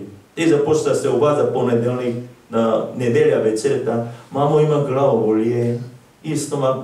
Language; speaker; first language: Bulgarian; non-native, learner; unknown